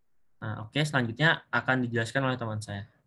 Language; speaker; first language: Indonesian; native; Indonesian